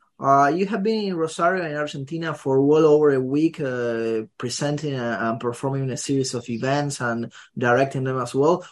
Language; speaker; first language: English; non-native, fluent; Spanish